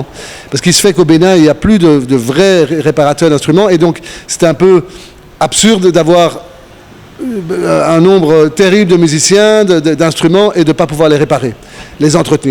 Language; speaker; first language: French; native; French